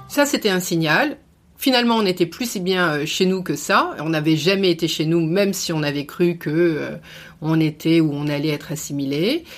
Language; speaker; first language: French; native; French